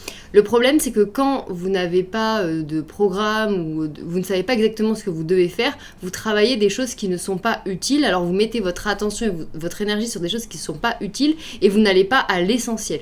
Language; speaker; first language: French; native; French